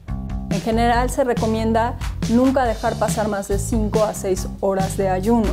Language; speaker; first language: Spanish; native; Spanish